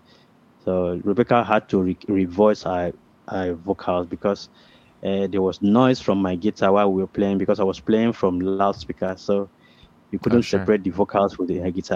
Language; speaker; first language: English; non-native, local second language; Ibibio